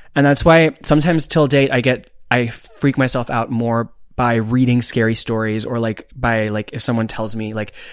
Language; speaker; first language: English; non-native, local second language; Hindi